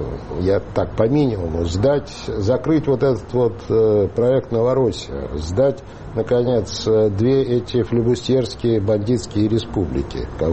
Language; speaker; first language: Russian; native; Russian